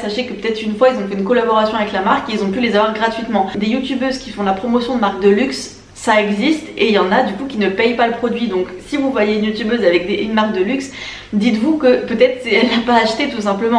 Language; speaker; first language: French; native; French